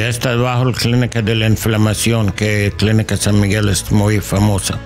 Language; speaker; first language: Spanish; non-native, learner; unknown